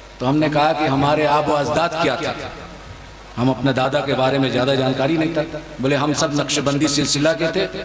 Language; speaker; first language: Hindi; non-native, fluent; Chinese